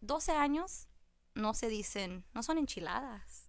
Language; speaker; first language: Spanish; early bilingual, other home language; English